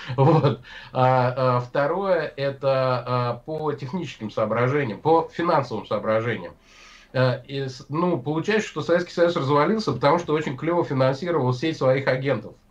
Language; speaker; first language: Russian; native; Russian